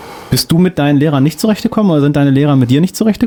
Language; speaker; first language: German; native; German